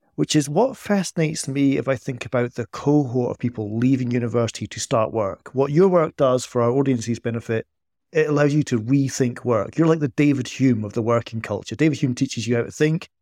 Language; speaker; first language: English; native; English